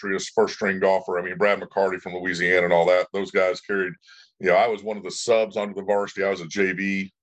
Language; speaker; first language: English; native; English